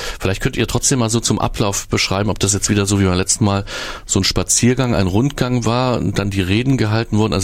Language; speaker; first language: German; native; German